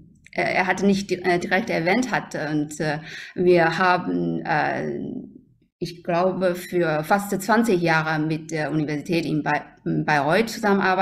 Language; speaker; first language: German; non-native, fluent; Chinese